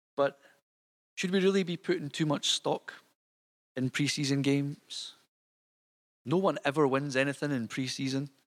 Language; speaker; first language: English; native; English